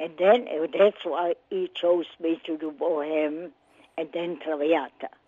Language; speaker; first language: English; non-native, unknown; Italian